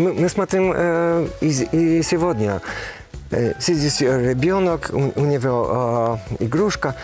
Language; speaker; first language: Russian; non-native, learner; Polish